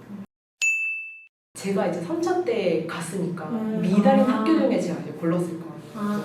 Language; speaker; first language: Korean; native; Korean